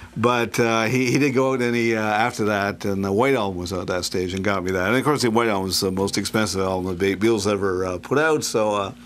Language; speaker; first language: English; native; English